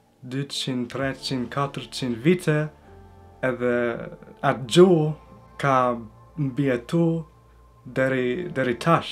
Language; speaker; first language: Albanian; early bilingual, heritage; Albanian